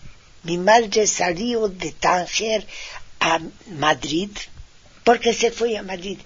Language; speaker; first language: Spanish; non-native, fluent; Hungarian